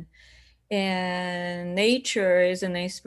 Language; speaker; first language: English; non-native, fluent; Portuguese